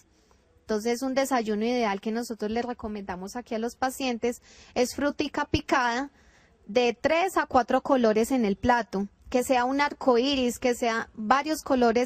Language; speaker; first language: Spanish; native; Spanish